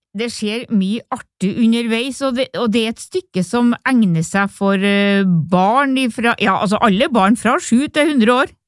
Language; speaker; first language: Norwegian; native; Norwegian